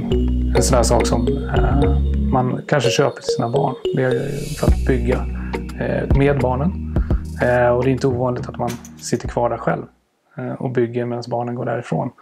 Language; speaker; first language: Swedish; native; Swedish